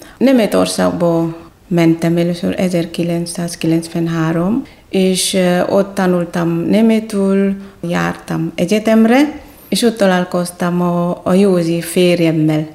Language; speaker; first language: Hungarian; non-native, fluent; Indonesian